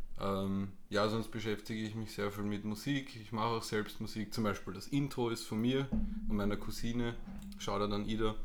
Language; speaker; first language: German; native; German